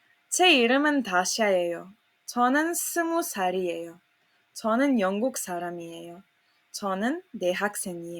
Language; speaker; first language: Korean; non-native, fluent; Serbian